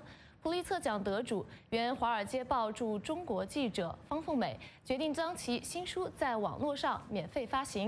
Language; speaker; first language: Chinese; native; Chinese